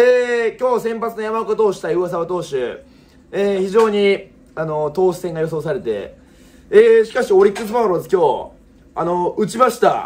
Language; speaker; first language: Japanese; native; Japanese